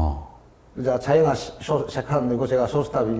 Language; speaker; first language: Korean; native; Korean